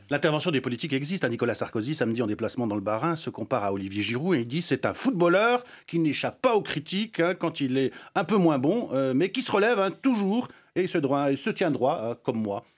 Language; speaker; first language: French; native; French